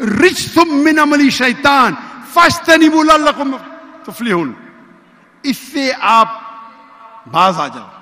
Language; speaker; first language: Urdu; non-native, local second language; Konkani